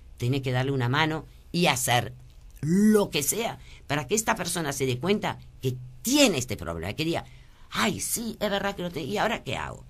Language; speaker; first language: Spanish; early bilingual, other home language; French